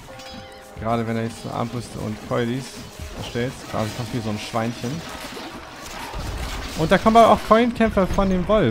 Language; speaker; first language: German; native; German